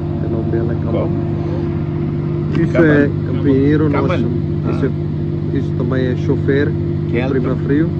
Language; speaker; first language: Portuguese; non-native, learner; Punjabi